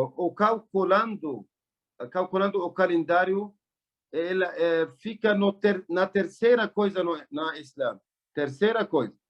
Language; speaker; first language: Portuguese; non-native, learner; Arabic